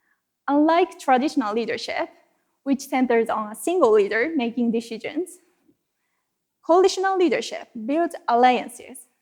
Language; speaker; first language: English; non-native, fluent; Japanese